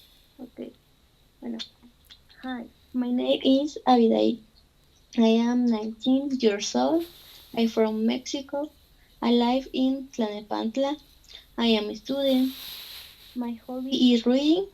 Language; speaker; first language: English; non-native, learner; Spanish